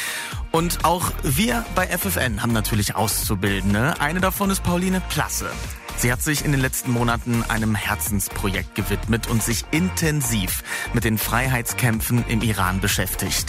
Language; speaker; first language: German; native; German